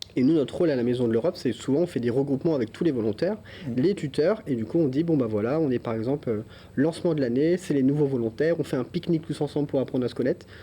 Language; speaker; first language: French; native; French